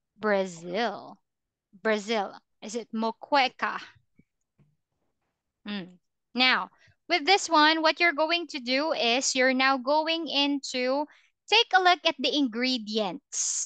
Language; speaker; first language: English; non-native, fluent; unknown